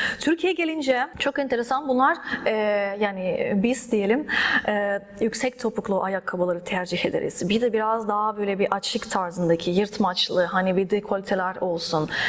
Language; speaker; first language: Turkish; early bilingual, other home language; Russian